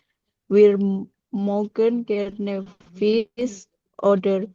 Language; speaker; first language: German; non-native, learner; Indonesian